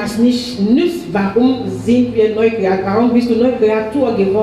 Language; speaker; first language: German; non-native, fluent; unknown